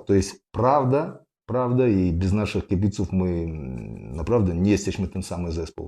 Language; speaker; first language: Polish; non-native, fluent; Russian